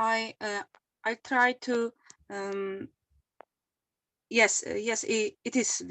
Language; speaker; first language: English; non-native, learner; Polish